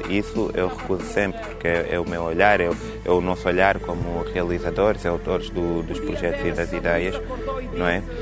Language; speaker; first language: Portuguese; non-native, fluent; Italian